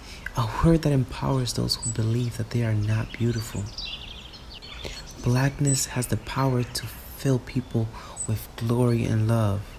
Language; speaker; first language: English; native; English